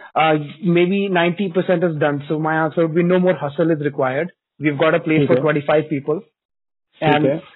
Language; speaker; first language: English; non-native, local second language; Hindi